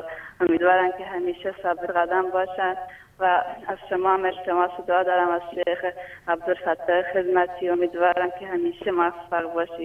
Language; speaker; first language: Persian; non-native, local second language; Baluchi